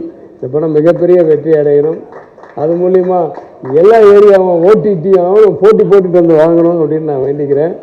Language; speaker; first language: Tamil; native; Tamil